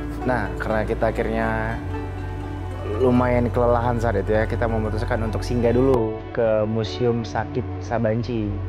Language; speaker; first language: Indonesian; native; Indonesian